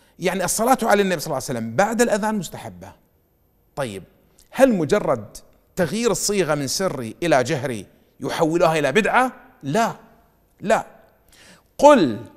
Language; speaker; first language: Arabic; native; Arabic